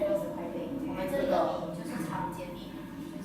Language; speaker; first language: Chinese; native; Chinese